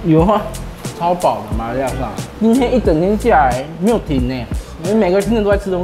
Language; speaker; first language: Chinese; native; Chinese